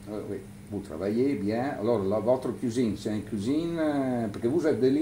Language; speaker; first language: French; non-native, learner; Italian